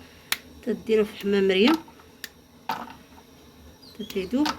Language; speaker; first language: Arabic; native; Arabic